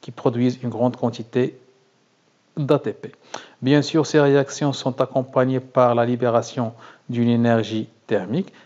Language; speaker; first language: French; non-native, local second language; Arabic